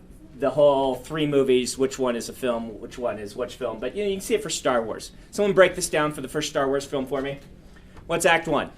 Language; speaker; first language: English; native; English